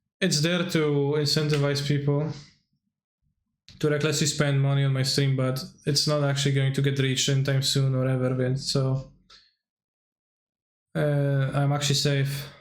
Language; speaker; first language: English; non-native, fluent; Polish